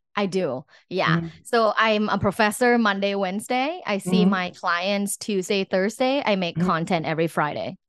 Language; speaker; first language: English; non-native, fluent; Thai